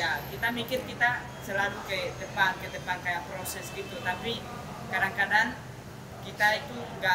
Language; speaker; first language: Indonesian; non-native, fluent; Spanish